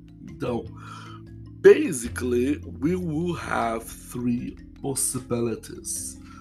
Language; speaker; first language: English; non-native, fluent; Portuguese